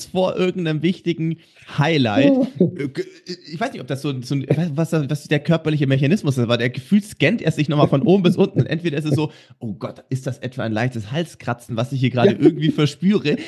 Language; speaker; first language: German; native; German